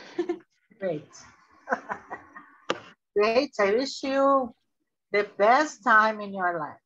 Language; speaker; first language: English; non-native, learner; Portuguese